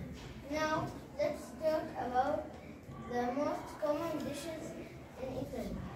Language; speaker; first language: English; non-native, learner; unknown